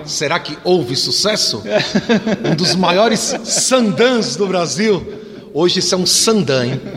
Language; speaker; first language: Portuguese; native; Portuguese